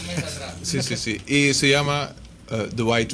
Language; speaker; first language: Spanish; non-native, learner; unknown